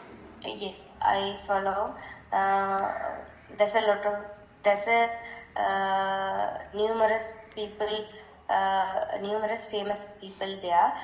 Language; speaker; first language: English; non-native, learner; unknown